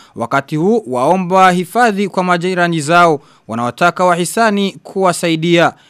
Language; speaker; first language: Swahili; non-native, local second language; Rundi